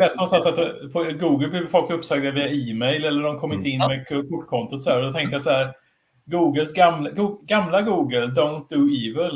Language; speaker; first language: Swedish; native; Swedish